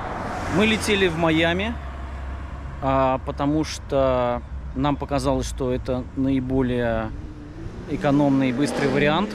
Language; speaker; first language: Russian; native; Russian